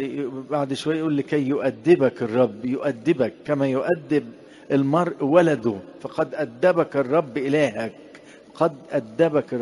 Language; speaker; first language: Arabic; native; Arabic